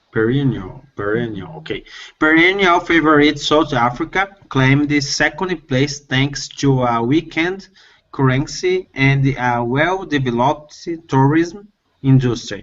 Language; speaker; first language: English; non-native, learner; Portuguese